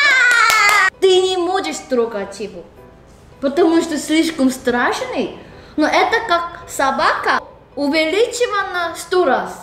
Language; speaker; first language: Russian; non-native, learner; Korean